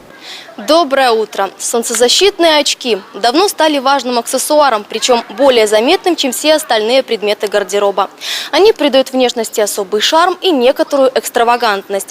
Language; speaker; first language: Russian; native; Russian